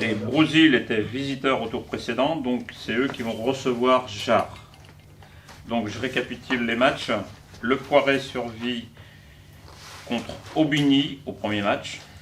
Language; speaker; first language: French; native; French